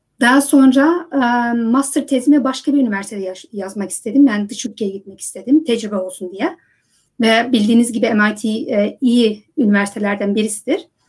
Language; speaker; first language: Turkish; early bilingual, heritage; Turkish